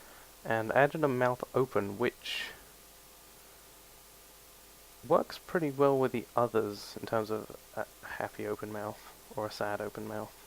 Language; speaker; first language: English; native; English